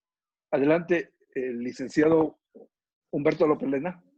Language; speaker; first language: Spanish; native; Spanish